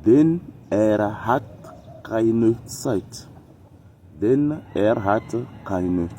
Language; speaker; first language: German; non-native, learner; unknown